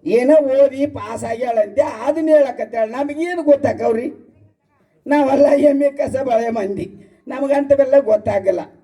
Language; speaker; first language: Kannada; native; Kannada